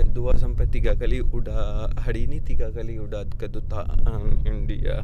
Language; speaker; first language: Indonesian; non-native, fluent; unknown